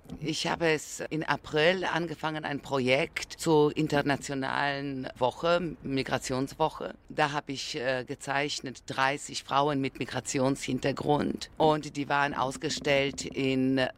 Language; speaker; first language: German; non-native, fluent; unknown